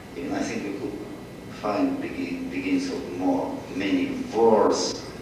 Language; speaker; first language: English; non-native, fluent; Russian